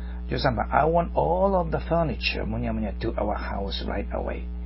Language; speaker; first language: English; non-native, fluent; Japanese